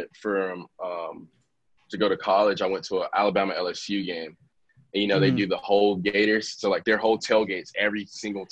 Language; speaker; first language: English; native; English